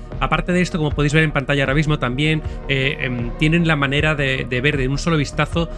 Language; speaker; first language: Spanish; native; Spanish